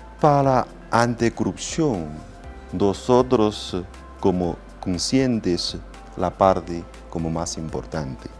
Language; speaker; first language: Spanish; non-native, learner; Chinese